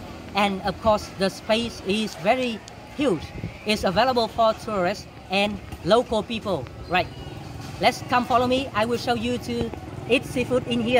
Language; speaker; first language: English; non-native, fluent; Vietnamese